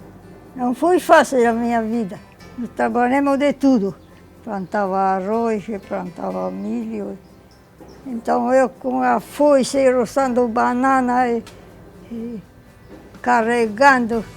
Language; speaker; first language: Portuguese; non-native, local second language; German